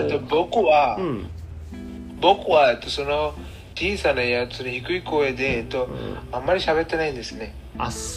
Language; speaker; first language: Japanese; non-native, learner; Bangla